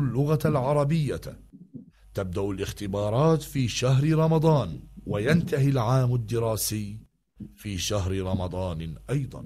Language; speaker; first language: Arabic; non-native, learner; Uzbek